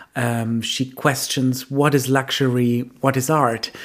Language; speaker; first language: English; non-native, fluent; German